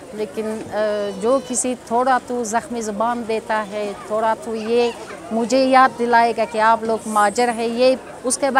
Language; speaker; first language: Hindi; non-native, learner; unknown